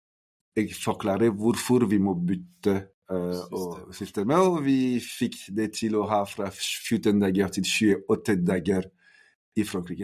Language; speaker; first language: Norwegian; non-native, fluent; French